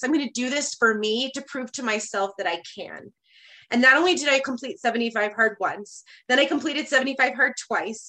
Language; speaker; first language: English; native; English